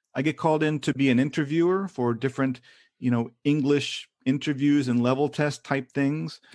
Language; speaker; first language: English; native; English